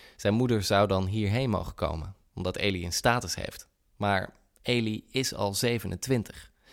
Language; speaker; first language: Dutch; native; Dutch